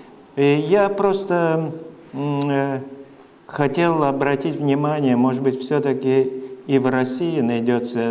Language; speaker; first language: Russian; non-native, fluent; Lithuanian